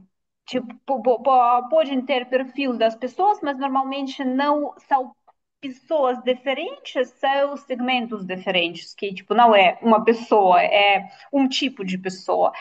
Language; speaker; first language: Portuguese; non-native, fluent; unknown